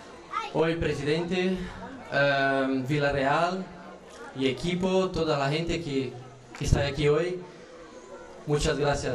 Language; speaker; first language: Spanish; non-native, learner; Portuguese